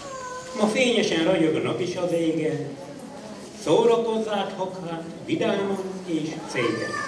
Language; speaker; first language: Hungarian; native; Hungarian